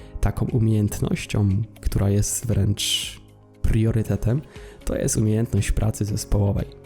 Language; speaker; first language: Polish; native; Polish